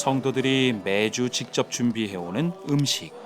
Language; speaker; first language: Korean; native; Korean